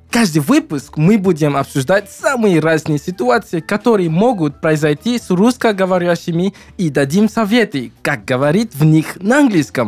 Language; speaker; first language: Russian; non-native, learner; English